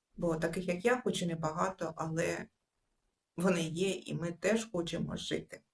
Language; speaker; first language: Ukrainian; native; Ukrainian